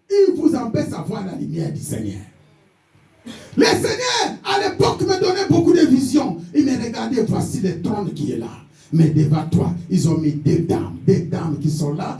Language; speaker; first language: French; non-native, local second language; Lingala